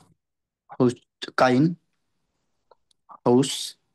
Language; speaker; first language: German; non-native, learner; Marathi